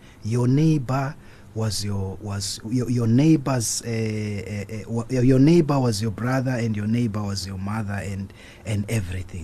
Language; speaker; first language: English; non-native, local second language; Zulu